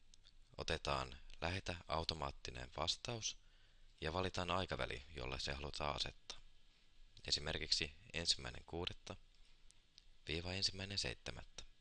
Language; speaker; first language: Finnish; native; Finnish